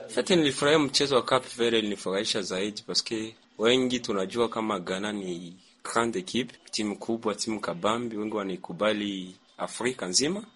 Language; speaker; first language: Swahili; native; Swahili